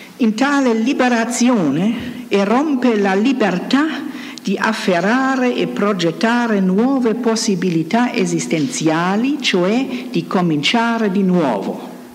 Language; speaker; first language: Italian; non-native, fluent; German